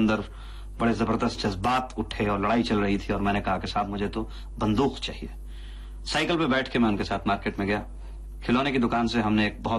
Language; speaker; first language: Hindi; native; Hindi